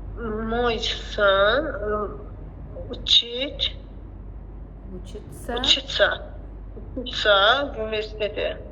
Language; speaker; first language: Russian; non-native, learner; Azerbaijani